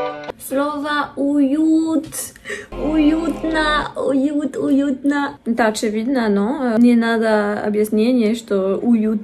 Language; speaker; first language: Russian; non-native, fluent; French